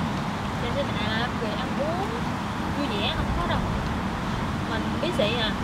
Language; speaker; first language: Vietnamese; native; Vietnamese